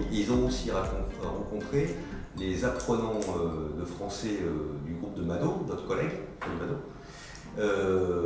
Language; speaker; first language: French; native; French